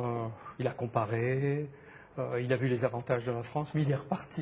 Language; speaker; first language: French; native; French